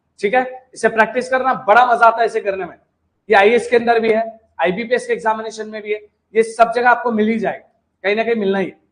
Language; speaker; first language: Hindi; non-native, local second language; Marathi